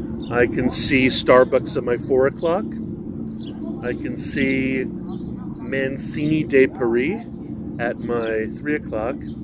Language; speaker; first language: English; native; English